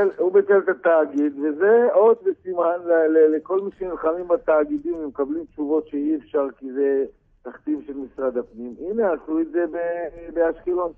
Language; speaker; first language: Hebrew; native; Hebrew